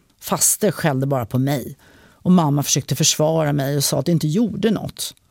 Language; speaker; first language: Swedish; early bilingual, other home language; French